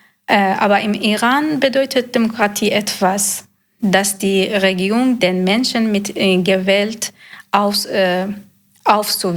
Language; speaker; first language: German; non-native, learner; Persian